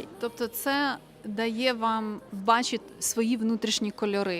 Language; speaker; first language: Ukrainian; native; Ukrainian